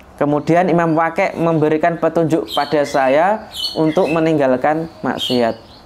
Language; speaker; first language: Indonesian; native; Indonesian